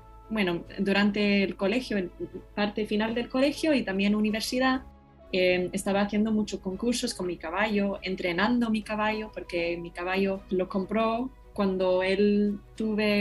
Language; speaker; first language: Spanish; non-native, fluent; English